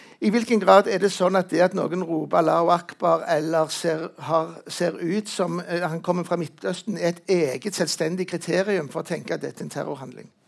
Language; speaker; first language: Norwegian; native; Norwegian